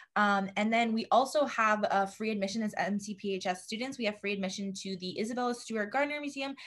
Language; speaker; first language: English; native; English